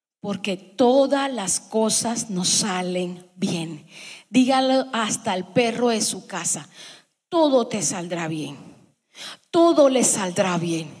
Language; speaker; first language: Spanish; early bilingual, heritage; Spanish